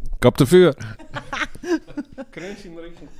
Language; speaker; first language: German; non-native, learner; Dutch